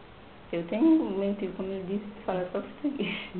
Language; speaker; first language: Portuguese; non-native, local second language; Kabuverdianu